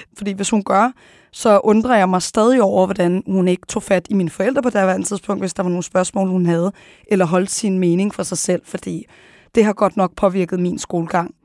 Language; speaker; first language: Danish; early bilingual, other home language; Arabic